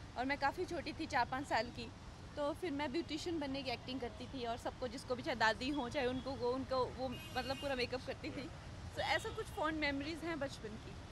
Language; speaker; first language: Hindi; native; Hindi